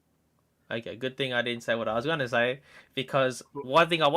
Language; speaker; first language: English; native; English